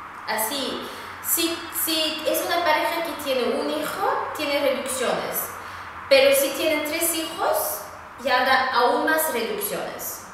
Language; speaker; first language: Spanish; non-native, fluent; Swedish